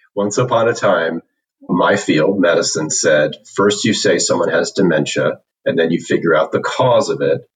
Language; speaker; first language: English; native; English